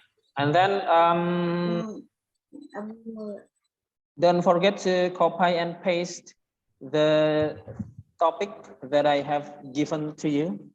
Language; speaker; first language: English; non-native, fluent; Indonesian